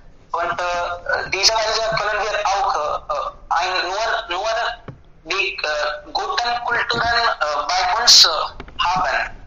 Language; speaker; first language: German; non-native, learner; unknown